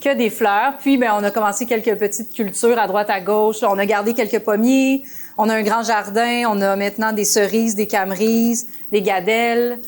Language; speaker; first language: French; native; French